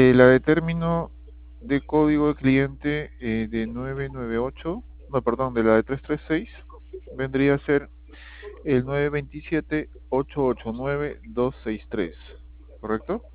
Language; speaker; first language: Spanish; native; Spanish